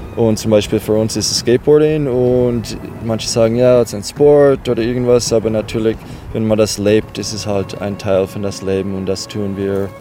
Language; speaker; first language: German; non-native, fluent; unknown